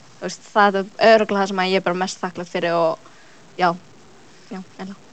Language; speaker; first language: Icelandic; early bilingual, other home language; Filipino